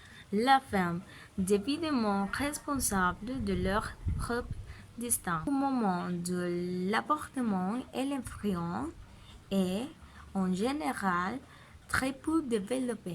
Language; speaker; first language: French; non-native, learner; Spanish